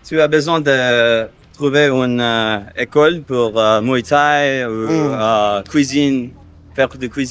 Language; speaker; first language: French; non-native, learner; English